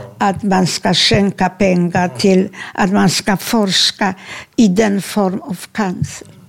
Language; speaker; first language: Swedish; non-native, fluent; Polish